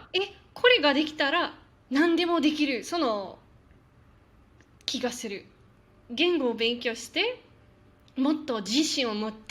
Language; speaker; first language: Japanese; non-native, fluent; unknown